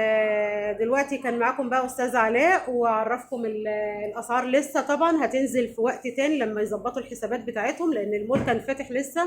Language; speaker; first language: Arabic; native; Arabic